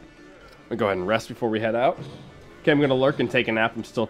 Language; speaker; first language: English; native; English